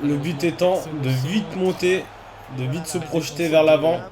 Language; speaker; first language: French; native; French